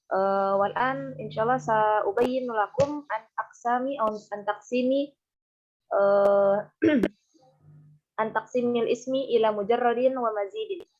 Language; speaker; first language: Arabic; non-native, learner; Indonesian